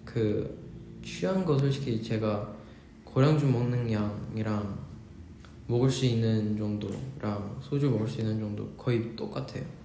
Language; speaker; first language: Korean; non-native, fluent; Chinese